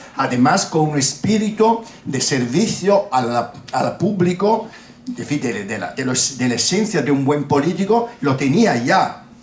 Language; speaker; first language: Spanish; non-native, fluent; Italian